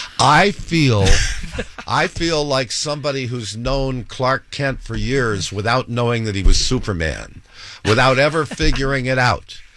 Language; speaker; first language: English; native; English